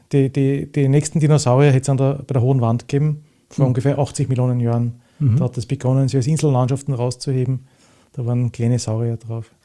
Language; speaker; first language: German; native; German